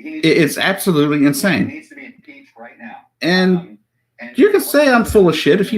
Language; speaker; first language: English; native; English